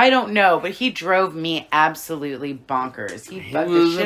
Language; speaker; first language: English; native; English